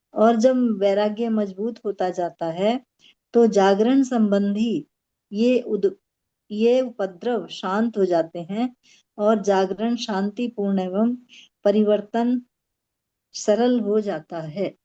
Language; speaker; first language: Hindi; native; Hindi